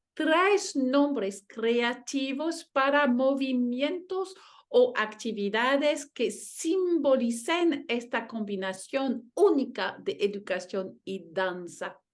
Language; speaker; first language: Spanish; non-native, learner; French